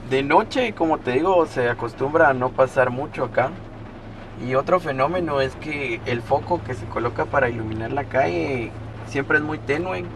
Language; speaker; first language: Spanish; native; Spanish